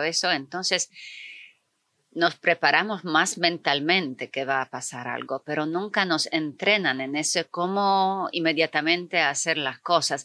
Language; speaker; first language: Spanish; non-native, fluent; Polish